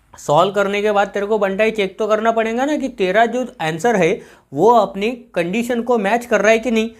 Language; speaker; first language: Hindi; non-native, local second language; Marathi